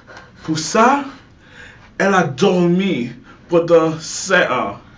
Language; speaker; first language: French; non-native, learner; English